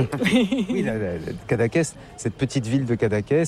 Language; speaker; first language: French; native; French